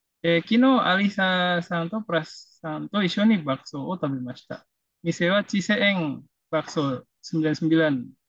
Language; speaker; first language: Japanese; non-native, fluent; Indonesian